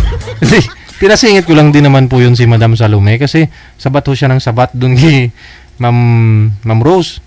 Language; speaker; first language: Filipino; native; Filipino